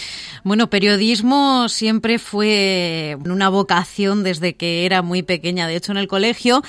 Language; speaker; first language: Spanish; native; Spanish